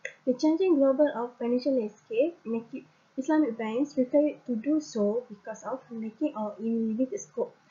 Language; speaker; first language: English; non-native, local second language; Malay